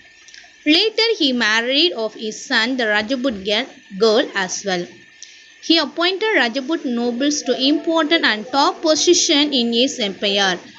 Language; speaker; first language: English; non-native, local second language; Tamil